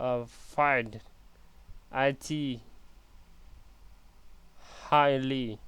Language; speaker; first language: English; non-native, learner; Vietnamese